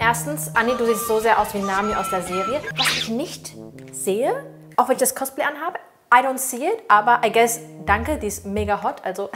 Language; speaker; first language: German; native; German